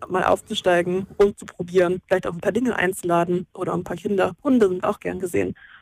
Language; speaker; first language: German; native; German